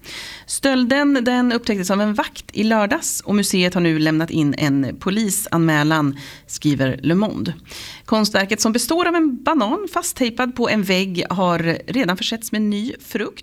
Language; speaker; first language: Swedish; native; Swedish